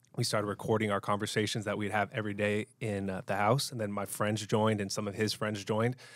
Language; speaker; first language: English; native; English